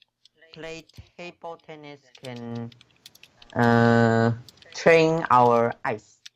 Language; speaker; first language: English; non-native, learner; Chinese